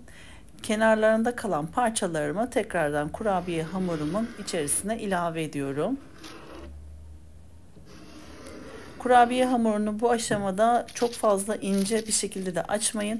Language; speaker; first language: Turkish; native; Turkish